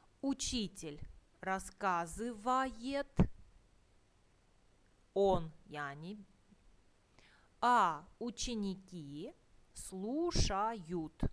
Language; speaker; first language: Russian; non-native, fluent; Turkish